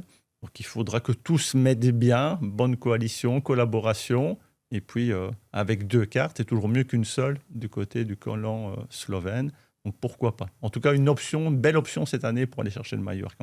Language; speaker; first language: French; native; French